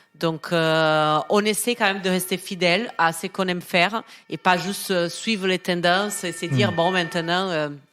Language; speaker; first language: French; non-native, fluent; Portuguese